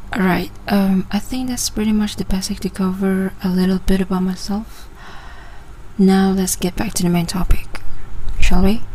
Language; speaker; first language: English; non-native, local second language; Malay